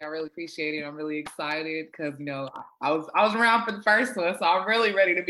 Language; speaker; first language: English; non-native, local second language; Shona